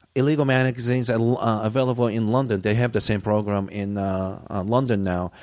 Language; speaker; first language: English; early bilingual, other home language; Japanese